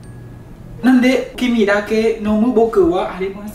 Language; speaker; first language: Japanese; non-native, learner; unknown